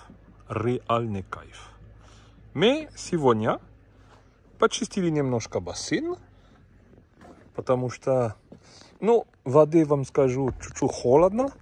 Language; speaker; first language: Russian; non-native, learner; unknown